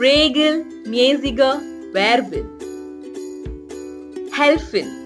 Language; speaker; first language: German; non-native, fluent; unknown